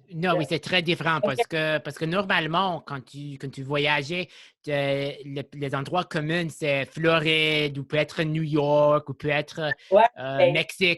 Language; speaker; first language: French; non-native, local second language; English